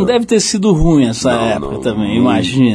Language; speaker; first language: Portuguese; native; Portuguese